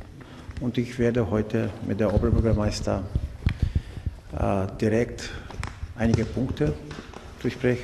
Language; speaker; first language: German; non-native, learner; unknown